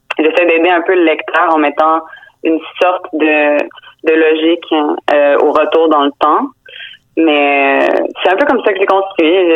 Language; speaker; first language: French; native; French